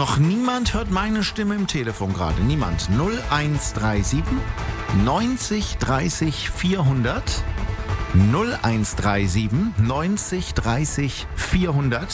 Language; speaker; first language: German; native; German